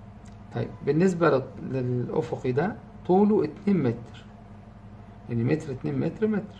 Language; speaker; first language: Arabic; native; Arabic